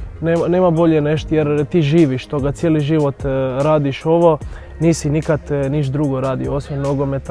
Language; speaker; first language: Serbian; non-native, fluent; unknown